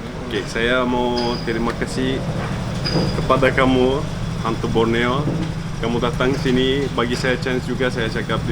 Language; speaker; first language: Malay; non-native, fluent; Turkish